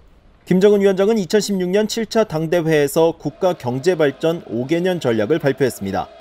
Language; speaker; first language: Korean; native; Korean